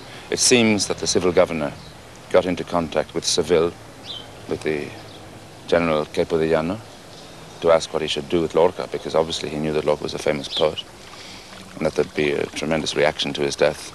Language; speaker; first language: English; native; English